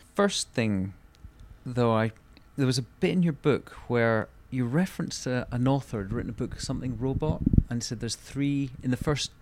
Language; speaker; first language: English; native; English